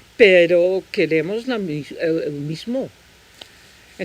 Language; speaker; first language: Spanish; non-native, fluent; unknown